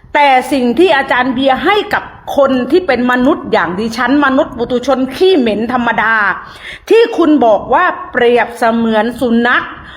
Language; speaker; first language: Thai; native; Thai